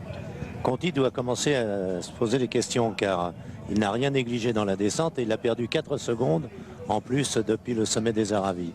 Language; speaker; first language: French; native; French